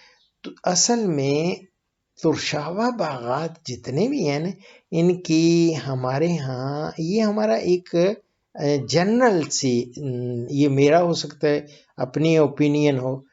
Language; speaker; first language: Urdu; native; Urdu